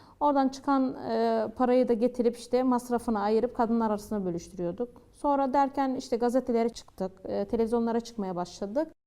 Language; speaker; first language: Turkish; native; Turkish